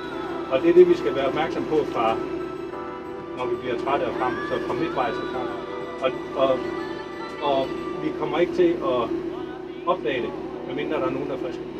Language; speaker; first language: Danish; native; Danish